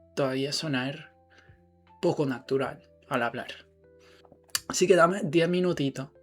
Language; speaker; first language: Spanish; non-native, fluent; English